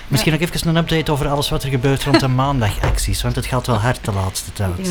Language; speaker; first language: Dutch; native; Dutch